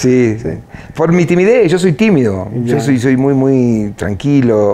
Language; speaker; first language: Spanish; native; Spanish